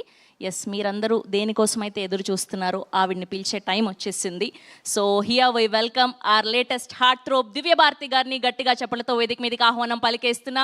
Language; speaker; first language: Telugu; native; Telugu